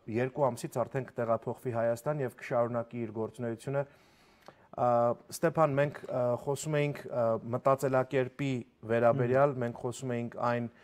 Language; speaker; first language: Armenian; native; Armenian